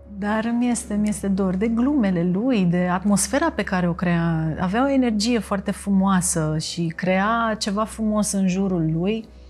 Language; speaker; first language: Romanian; native; Romanian